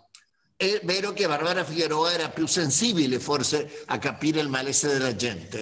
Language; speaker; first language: Italian; non-native, fluent; Spanish